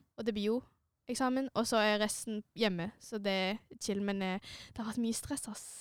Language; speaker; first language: Norwegian; early bilingual, other home language; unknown